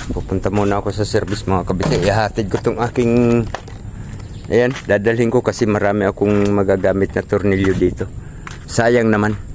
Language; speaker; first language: Filipino; non-native, local second language; Cebuano